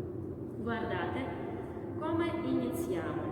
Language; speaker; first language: Italian; non-native, learner; Russian